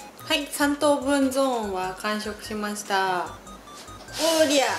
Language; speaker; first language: Japanese; native; Japanese